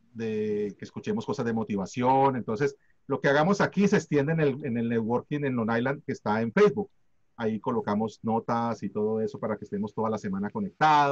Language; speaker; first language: Spanish; native; Spanish